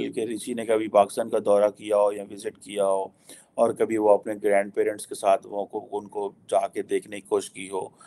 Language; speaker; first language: Urdu; native; Urdu